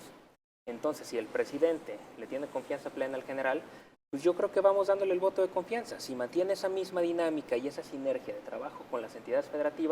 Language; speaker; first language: Spanish; native; Spanish